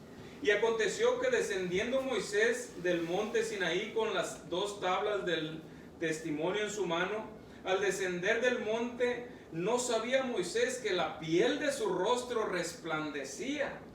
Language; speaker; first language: Spanish; native; Spanish